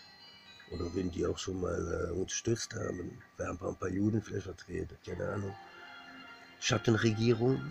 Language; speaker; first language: German; non-native, fluent; French